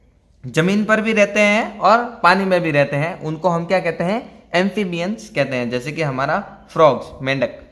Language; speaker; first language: Hindi; native; Hindi